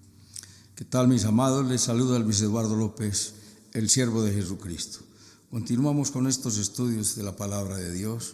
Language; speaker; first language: Spanish; native; Spanish